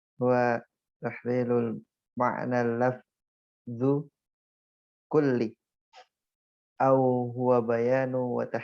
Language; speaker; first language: Arabic; non-native, learner; Indonesian